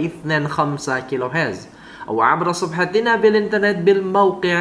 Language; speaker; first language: Arabic; non-native, fluent; Indonesian